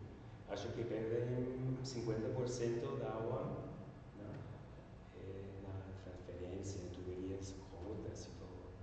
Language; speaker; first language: Portuguese; non-native, learner; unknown